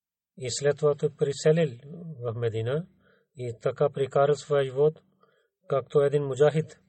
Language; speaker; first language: Bulgarian; non-native, learner; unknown